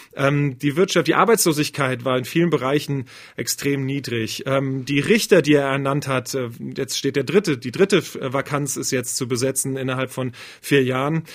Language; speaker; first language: German; native; German